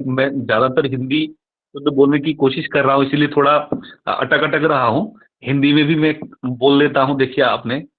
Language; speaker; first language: Hindi; non-native, local second language; Nepali